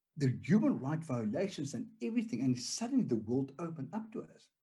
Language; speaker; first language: English; non-native, local second language; Afrikaans